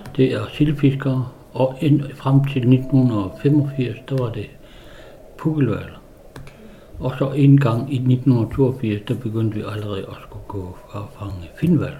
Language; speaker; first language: Danish; non-native, local second language; Kalaallisut